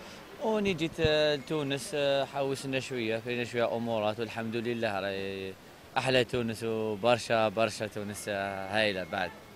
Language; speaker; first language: Arabic; native; Arabic